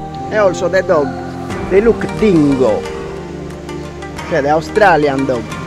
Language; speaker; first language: English; non-native, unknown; Italian